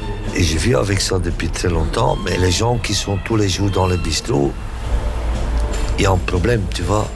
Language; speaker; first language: French; non-native, local second language; Dutch